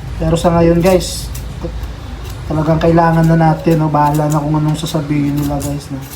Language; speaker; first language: Filipino; non-native, local second language; Hiligaynon